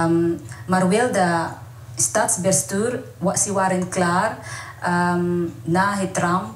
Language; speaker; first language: Dutch; non-native, learner; Waray